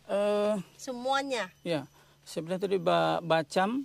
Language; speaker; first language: Indonesian; native; Indonesian